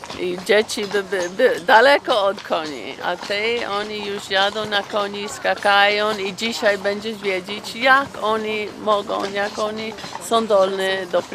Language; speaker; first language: Polish; non-native, learner; English